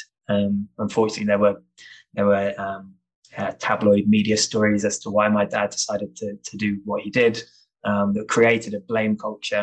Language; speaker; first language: English; native; English